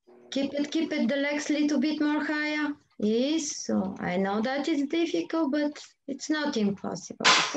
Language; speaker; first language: English; non-native, learner; Bulgarian